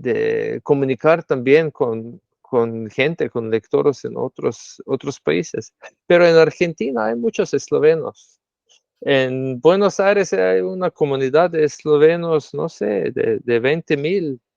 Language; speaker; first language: Spanish; non-native, fluent; Slovenian